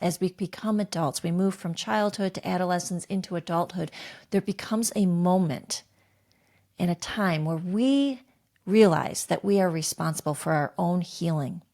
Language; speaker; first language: English; native; English